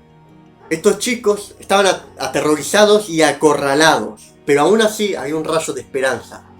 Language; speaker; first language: Spanish; native; Spanish